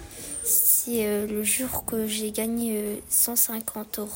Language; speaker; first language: French; early bilingual, other home language; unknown